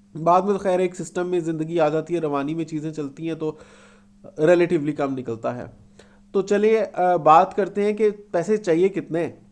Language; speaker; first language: Urdu; native; Urdu